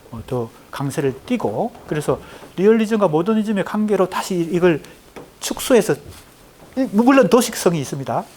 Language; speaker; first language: Korean; native; Korean